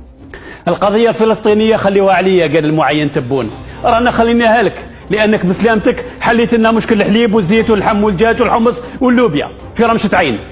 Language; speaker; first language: Arabic; native; Arabic